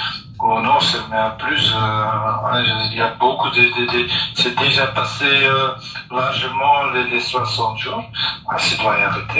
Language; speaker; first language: French; non-native, learner; Dutch